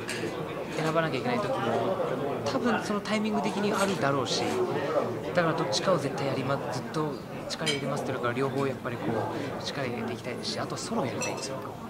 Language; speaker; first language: Japanese; early bilingual, other home language; Burmese